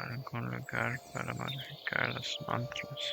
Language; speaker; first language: Spanish; non-native, learner; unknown